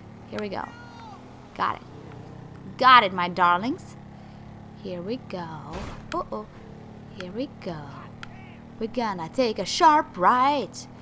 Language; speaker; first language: English; non-native, fluent; Russian